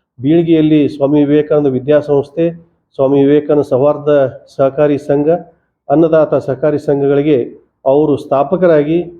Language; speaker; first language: Kannada; native; Kannada